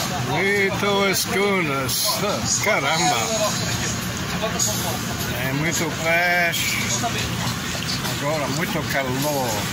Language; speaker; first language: Portuguese; non-native, learner; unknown